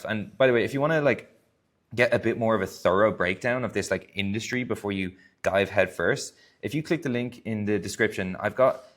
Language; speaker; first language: English; native; English